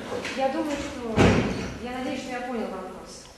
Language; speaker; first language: Russian; native; Russian